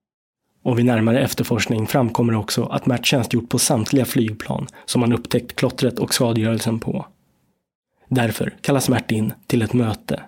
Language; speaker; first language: Swedish; native; Swedish